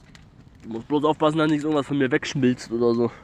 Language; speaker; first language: German; native; German